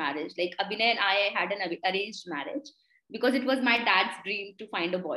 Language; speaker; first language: English; non-native, local second language; Hindi